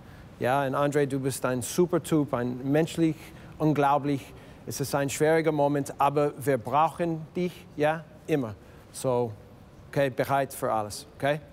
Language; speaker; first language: German; non-native, learner; English